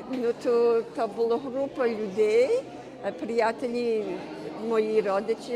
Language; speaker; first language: Ukrainian; early bilingual, heritage; Ukrainian